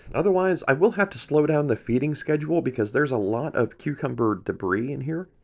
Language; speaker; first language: English; native; English